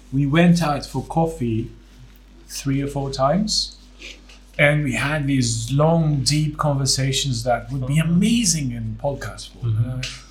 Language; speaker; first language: English; non-native, fluent; Greek